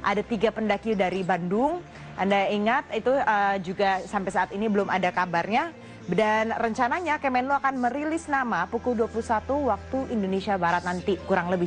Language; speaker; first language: Indonesian; native; Indonesian